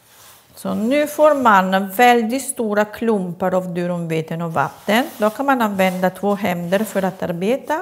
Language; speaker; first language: Swedish; non-native, fluent; Italian